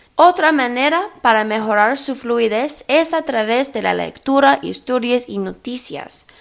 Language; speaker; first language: Spanish; early bilingual, heritage; English